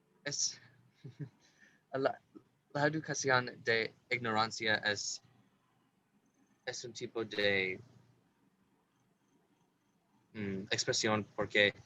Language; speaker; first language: Spanish; non-native, learner; English